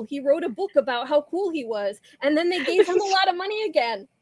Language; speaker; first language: English; native; English